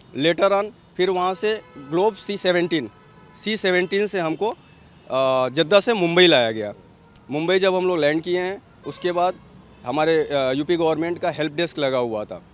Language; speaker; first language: Hindi; native; Hindi